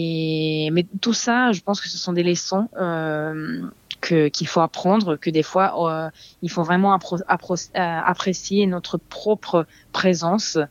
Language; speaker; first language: French; non-native, fluent; Serbian